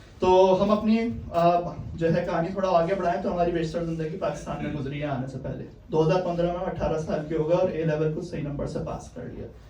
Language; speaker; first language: Urdu; native; Urdu